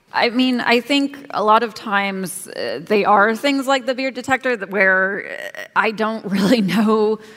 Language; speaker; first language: English; native; English